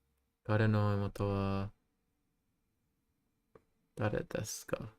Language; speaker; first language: Japanese; non-native, learner; English